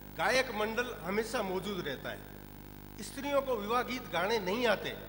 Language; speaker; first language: Hindi; non-native, local second language; Rajasthani